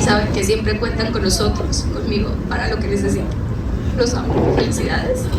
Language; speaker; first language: Spanish; native; Spanish